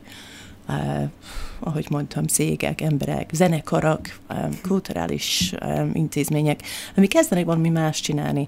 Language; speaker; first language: Hungarian; non-native, fluent; English